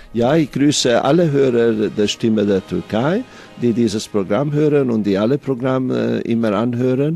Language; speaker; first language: German; non-native, fluent; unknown